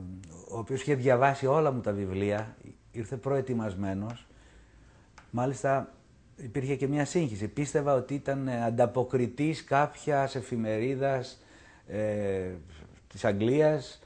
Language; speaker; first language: Greek; native; Greek